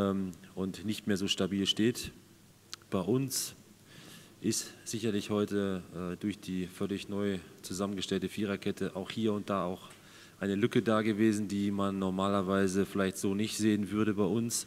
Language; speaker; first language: German; native; German